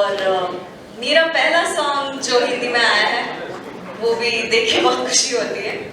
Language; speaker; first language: Hindi; non-native, local second language; Kannada